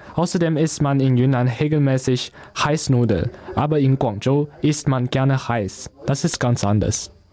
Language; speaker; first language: German; non-native, learner; Chinese